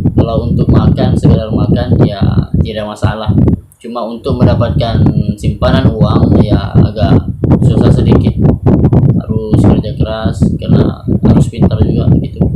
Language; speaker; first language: Indonesian; early bilingual, heritage; Indonesian